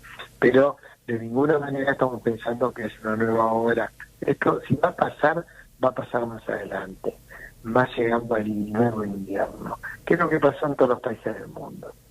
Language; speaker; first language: Spanish; native; Spanish